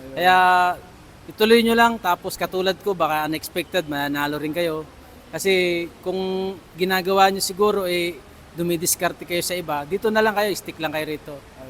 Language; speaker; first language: Filipino; native; Filipino